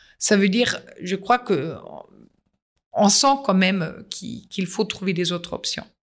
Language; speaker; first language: French; non-native, fluent; German